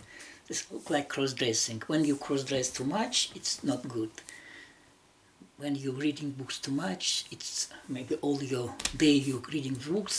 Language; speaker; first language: English; non-native, learner; Russian